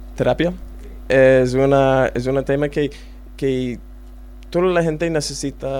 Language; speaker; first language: Spanish; non-native, learner; English